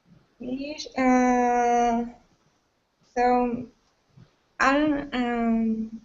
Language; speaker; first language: English; non-native, learner; Portuguese